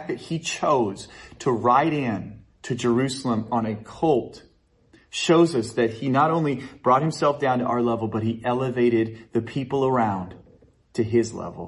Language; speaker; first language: English; native; English